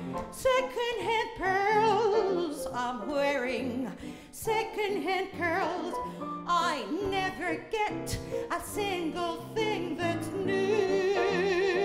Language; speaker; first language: English; non-native, fluent; Italian